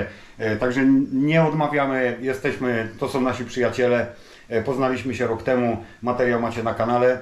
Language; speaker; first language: Polish; native; Polish